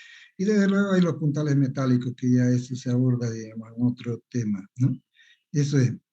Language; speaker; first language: Spanish; native; Spanish